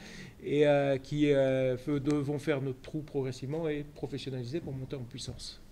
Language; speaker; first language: French; native; French